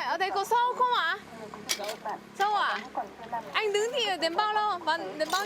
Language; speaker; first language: Vietnamese; native; Vietnamese